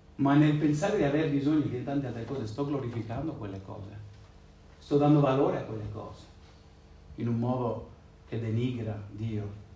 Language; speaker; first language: Italian; non-native, fluent; Spanish